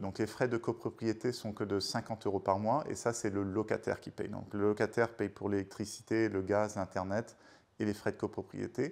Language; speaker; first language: French; native; French